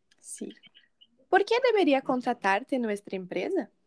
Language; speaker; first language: Spanish; non-native, learner; Portuguese